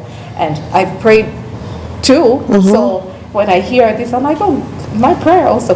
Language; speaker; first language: English; non-native, local second language; Ganda